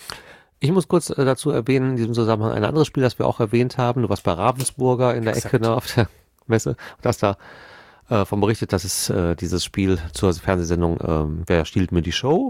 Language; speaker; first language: German; native; German